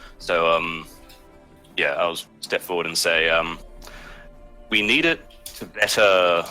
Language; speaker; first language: English; native; English